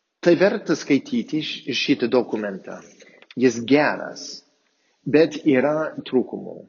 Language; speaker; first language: Lithuanian; non-native, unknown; English